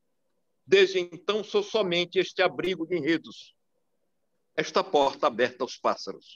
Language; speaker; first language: Portuguese; native; Portuguese